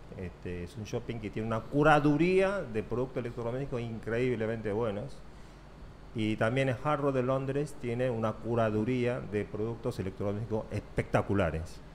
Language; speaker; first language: Spanish; early bilingual, other home language; Korean